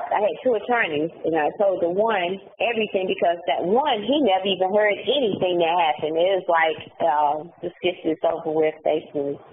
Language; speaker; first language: English; native; English